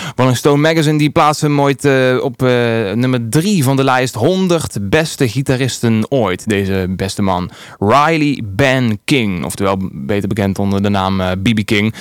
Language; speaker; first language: Dutch; native; Dutch